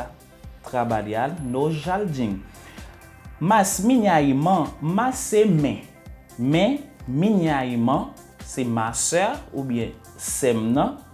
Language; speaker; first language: Portuguese; non-native, learner; Haitian Creole